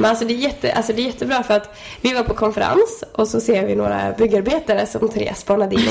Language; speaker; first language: Swedish; native; Swedish